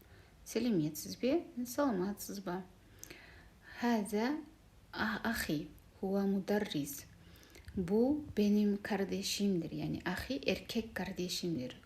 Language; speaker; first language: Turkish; non-native, learner; Kazakh